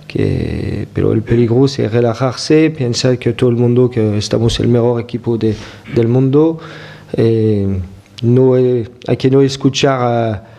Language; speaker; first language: Spanish; non-native, fluent; French